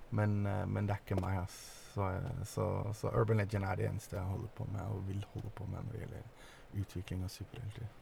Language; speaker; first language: Norwegian; early bilingual, other home language; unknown